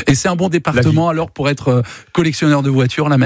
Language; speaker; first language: French; native; French